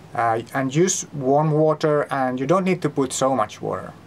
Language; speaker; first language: English; non-native, fluent; Finnish